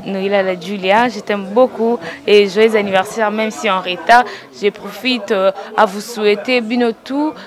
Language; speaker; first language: French; non-native, local second language; Lingala